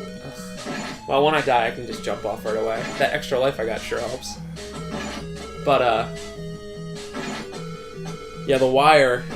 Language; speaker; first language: English; native; English